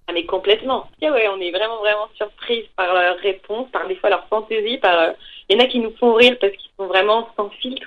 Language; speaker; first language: French; native; French